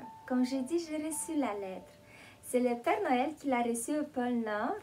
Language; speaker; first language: French; non-native, fluent; Romanian